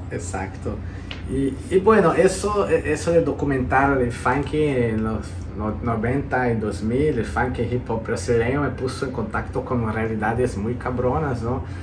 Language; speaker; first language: Spanish; early bilingual, heritage; Spanish